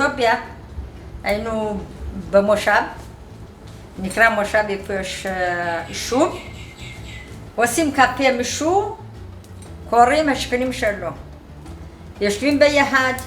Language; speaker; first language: Hebrew; non-native, fluent; Amharic